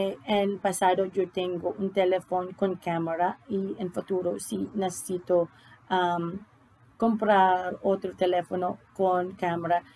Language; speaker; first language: Spanish; non-native, learner; English